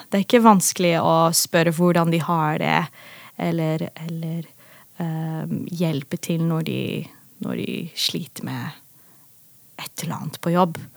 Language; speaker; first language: Norwegian; non-native, fluent; Dutch